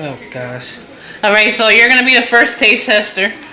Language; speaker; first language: English; native; English